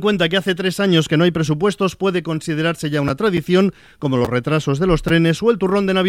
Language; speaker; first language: Spanish; native; Spanish